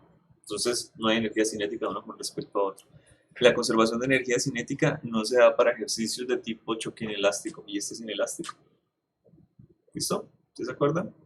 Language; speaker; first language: Spanish; native; Spanish